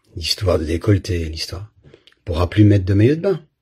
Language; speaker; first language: French; native; French